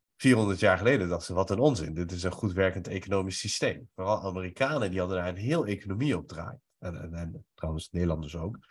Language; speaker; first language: Dutch; early bilingual, other home language; Persian